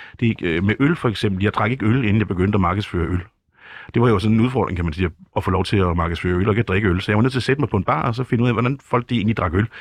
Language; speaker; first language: Danish; native; Danish